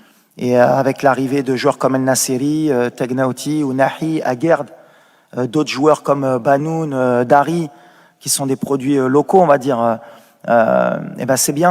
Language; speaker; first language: French; native; French